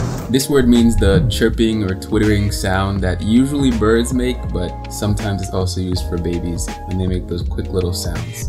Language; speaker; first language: English; native; English